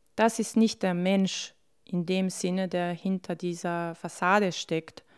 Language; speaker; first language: German; early bilingual, other home language; Bosnian